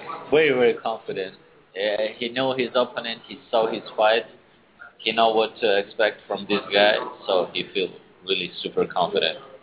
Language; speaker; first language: English; non-native, fluent; Chinese